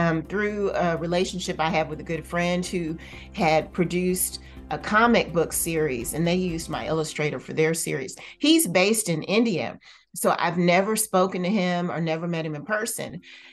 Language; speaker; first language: English; native; English